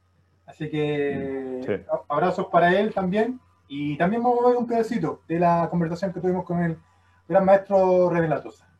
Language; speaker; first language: Spanish; native; Spanish